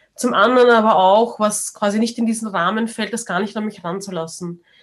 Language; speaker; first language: German; native; German